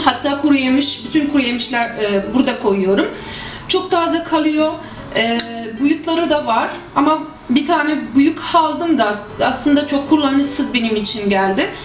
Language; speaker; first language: Turkish; non-native, fluent; Arabic